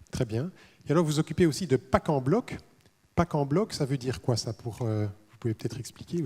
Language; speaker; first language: French; native; French